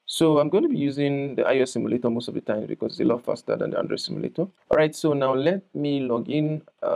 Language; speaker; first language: English; non-native, local second language; Yoruba